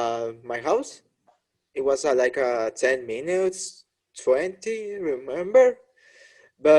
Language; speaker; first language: English; non-native, learner; Spanish